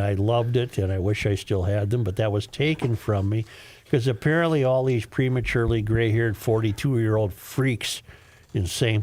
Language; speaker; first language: English; native; English